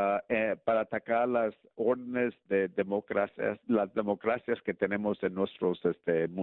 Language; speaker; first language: Spanish; early bilingual, heritage; Spanish